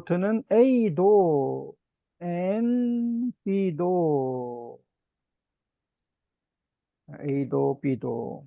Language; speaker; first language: Korean; native; Korean